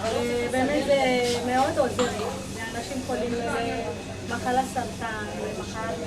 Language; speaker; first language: Hebrew; non-native, fluent; Marathi